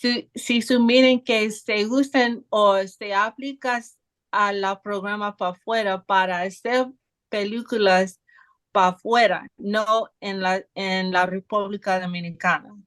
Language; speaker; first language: Spanish; non-native, learner; English